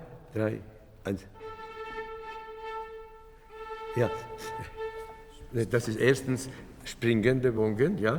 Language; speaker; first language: German; non-native, fluent; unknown